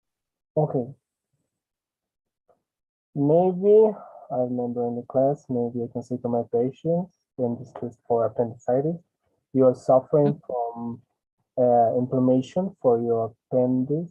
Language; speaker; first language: English; non-native, learner; Spanish